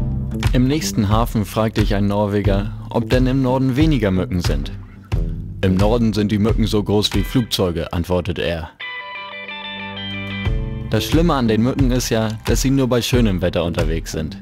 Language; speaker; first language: German; native; German